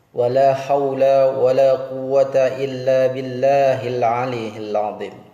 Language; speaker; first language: Malay; non-native, local second language; Achinese